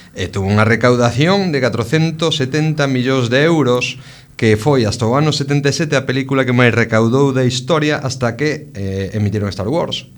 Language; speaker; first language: Galician; non-native, local second language; Spanish